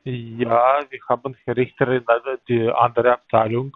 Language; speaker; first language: German; non-native, learner; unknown